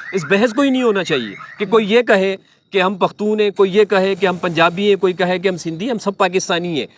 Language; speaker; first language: Urdu; non-native, local second language; Pashto